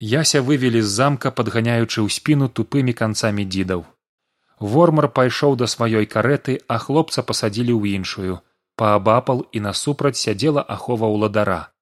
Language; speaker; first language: Belarusian; native; Belarusian